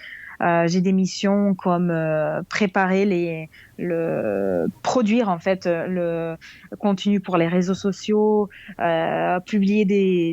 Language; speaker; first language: French; non-native, fluent; Serbian